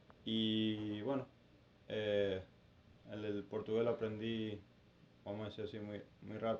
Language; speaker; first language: Spanish; native; Spanish